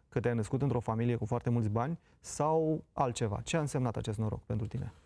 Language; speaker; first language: Romanian; native; Romanian